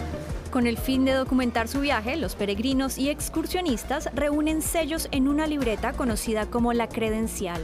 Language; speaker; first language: Spanish; native; Spanish